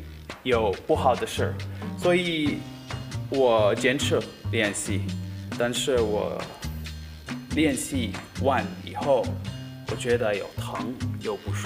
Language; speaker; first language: Chinese; non-native, learner; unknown